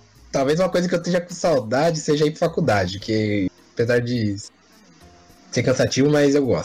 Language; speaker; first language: Portuguese; native; Portuguese